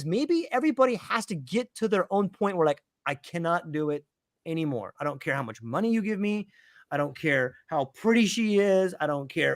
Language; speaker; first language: English; native; English